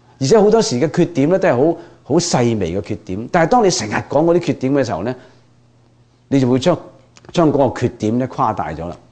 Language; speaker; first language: Chinese; non-native, local second language; Cantonese